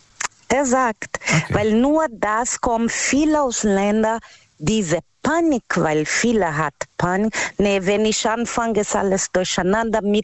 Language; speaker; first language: German; non-native, learner; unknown